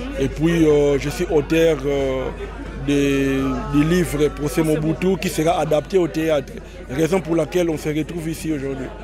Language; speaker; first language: French; non-native, local second language; Lingala